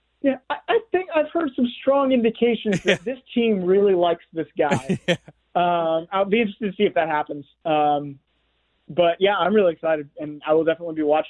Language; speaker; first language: English; native; English